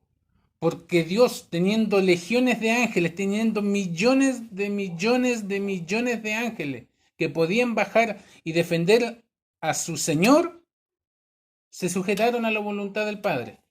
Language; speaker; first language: Spanish; native; Spanish